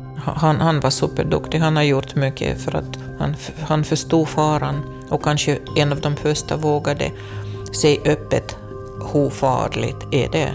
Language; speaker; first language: Swedish; non-native, fluent; Russian